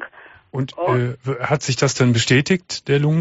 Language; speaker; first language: German; native; German